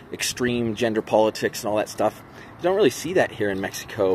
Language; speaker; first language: English; native; English